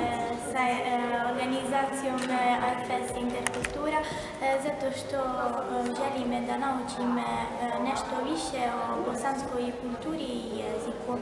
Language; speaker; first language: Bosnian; non-native, learner; Italian